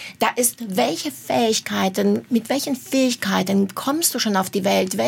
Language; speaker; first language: German; non-native, fluent; Romanian